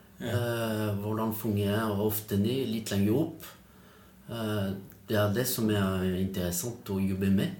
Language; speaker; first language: Norwegian; non-native, fluent; French